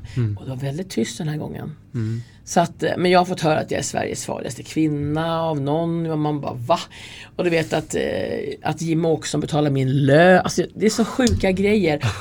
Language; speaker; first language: Swedish; native; Swedish